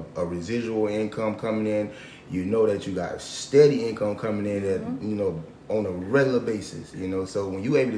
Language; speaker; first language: English; native; English